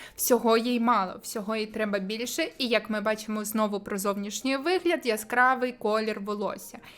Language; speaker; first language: Ukrainian; native; Ukrainian